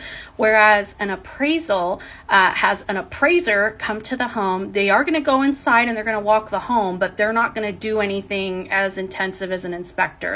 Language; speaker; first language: English; native; English